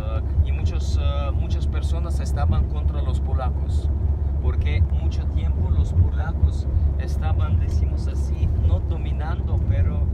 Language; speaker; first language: Spanish; non-native, fluent; Ukrainian